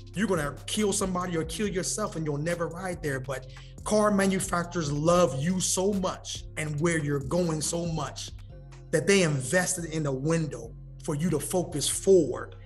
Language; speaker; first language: English; native; English